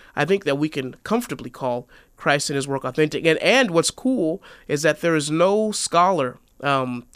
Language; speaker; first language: English; native; English